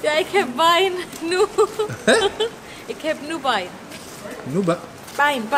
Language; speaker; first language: Dutch; non-native, learner; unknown